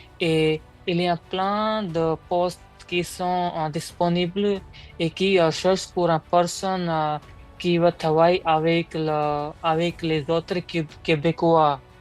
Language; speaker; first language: French; non-native, learner; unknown